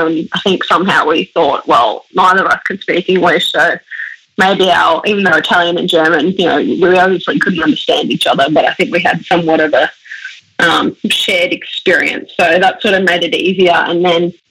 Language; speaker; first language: English; early bilingual, other home language; German